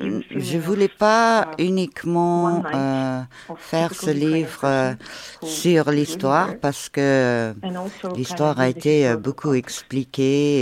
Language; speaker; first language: French; non-native, fluent; Ukrainian